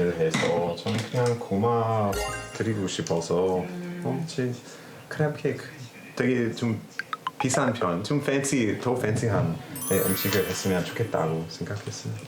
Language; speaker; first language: Korean; non-native, learner; English